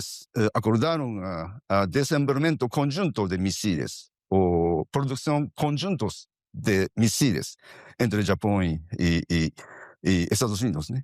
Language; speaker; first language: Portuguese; non-native, fluent; Japanese